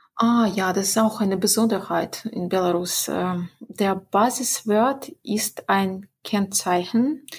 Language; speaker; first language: German; non-native, fluent; Russian